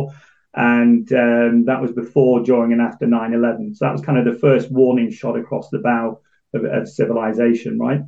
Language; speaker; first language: English; native; English